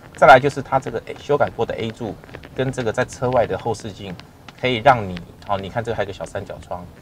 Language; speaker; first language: Chinese; native; Chinese